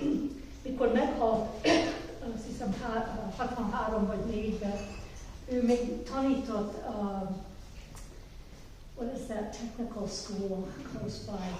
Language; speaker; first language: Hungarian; early bilingual, heritage; Hungarian